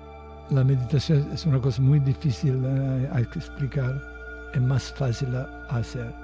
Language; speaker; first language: Spanish; non-native, fluent; Italian